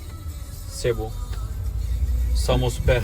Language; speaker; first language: French; non-native, learner; Turkish